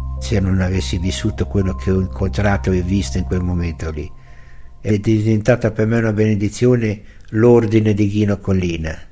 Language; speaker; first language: Italian; native; Italian